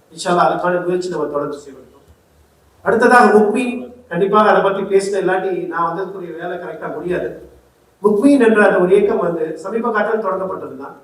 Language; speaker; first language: Tamil; native; Tamil